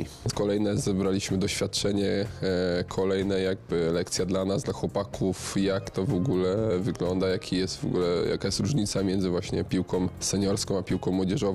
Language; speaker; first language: Polish; native; Polish